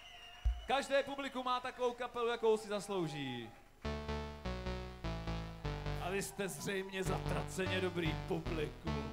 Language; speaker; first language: Czech; native; Czech